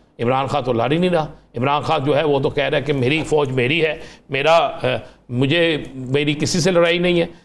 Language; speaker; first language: Urdu; non-native, local second language; Punjabi